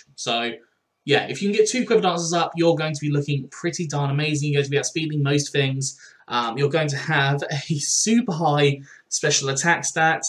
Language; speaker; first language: English; native; English